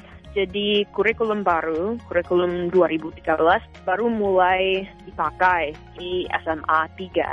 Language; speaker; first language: Indonesian; non-native, fluent; English